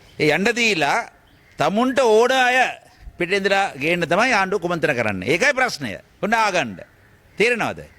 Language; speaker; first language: Sinhala; non-native, local second language; Tamil